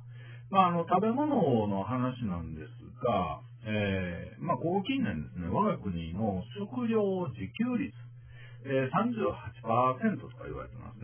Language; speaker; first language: Japanese; native; Japanese